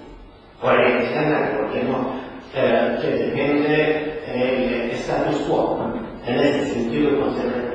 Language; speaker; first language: Spanish; non-native, learner; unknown